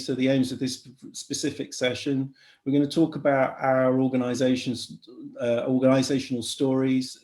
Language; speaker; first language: English; native; English